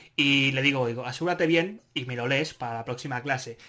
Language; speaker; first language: Spanish; native; Spanish